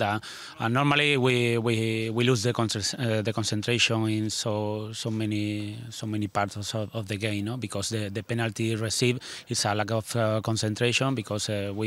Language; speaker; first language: English; non-native, learner; Spanish